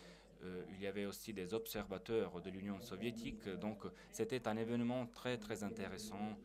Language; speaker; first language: French; non-native, fluent; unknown